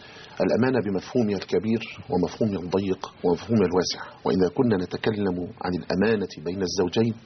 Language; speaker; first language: Arabic; native; Arabic